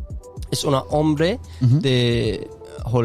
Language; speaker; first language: Spanish; non-native, learner; English